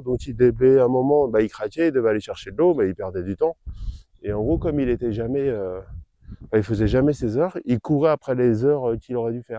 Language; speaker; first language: French; native; French